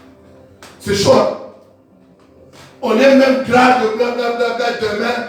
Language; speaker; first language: French; non-native, local second language; Lingala